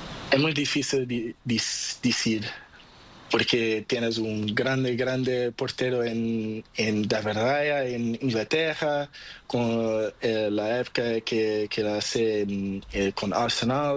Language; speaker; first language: Spanish; non-native, learner; Portuguese